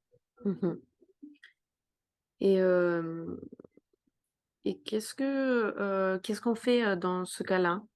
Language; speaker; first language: French; non-native, fluent; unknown